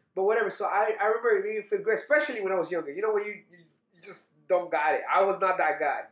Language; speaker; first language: English; early bilingual, other home language; Spanish